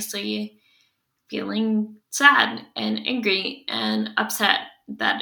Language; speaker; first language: English; native; English